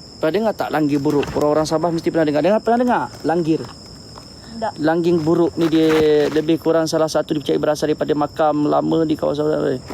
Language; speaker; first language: Malay; native; Malay